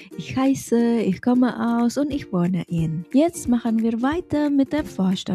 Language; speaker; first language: German; non-native, fluent; Indonesian